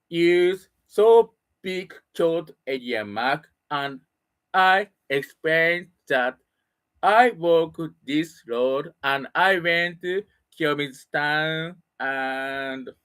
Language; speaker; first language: English; non-native, learner; Japanese